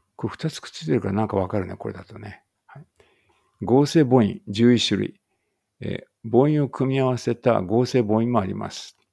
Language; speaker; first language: Japanese; native; Japanese